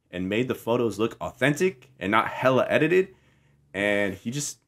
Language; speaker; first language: English; native; English